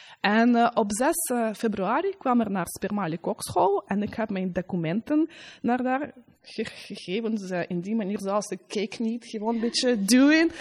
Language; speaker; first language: Dutch; non-native, learner; Russian